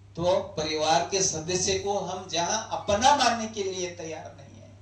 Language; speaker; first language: Hindi; non-native, local second language; Marathi